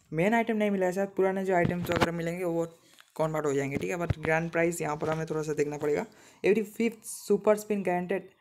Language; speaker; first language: Hindi; non-native, local second language; Bangla